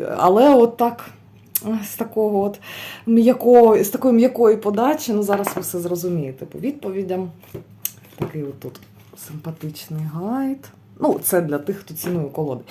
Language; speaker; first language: Ukrainian; non-native, local second language; Russian